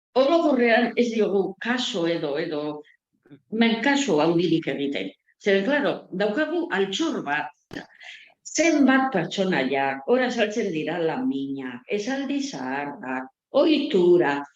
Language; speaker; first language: Basque; non-native, local second language; Spanish